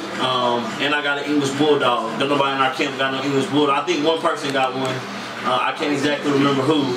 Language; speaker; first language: English; native; English